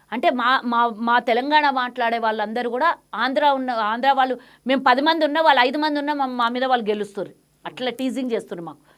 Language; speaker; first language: Telugu; native; Telugu